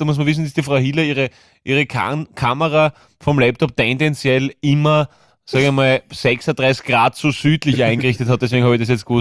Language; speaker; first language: German; native; German